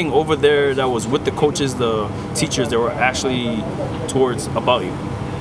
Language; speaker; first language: English; non-native, fluent; Samoan